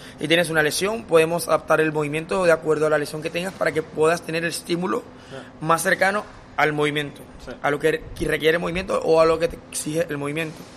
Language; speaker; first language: Spanish; native; Spanish